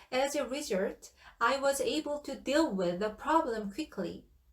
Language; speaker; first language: English; non-native, fluent; Korean